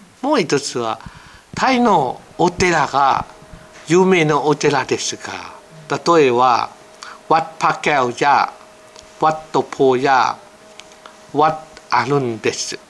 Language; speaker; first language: Japanese; non-native, learner; Thai